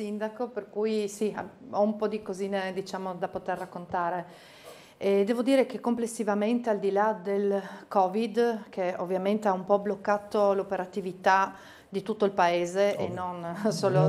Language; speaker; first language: Italian; native; Italian